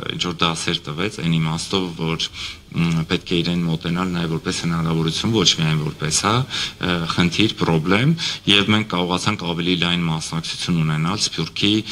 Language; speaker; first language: Armenian; native; Armenian